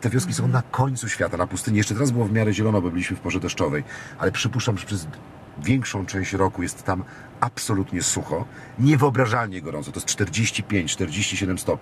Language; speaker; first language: Polish; native; Polish